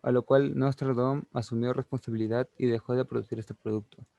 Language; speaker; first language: Spanish; native; Spanish